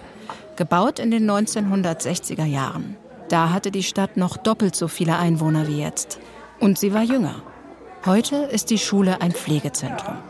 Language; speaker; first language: German; native; German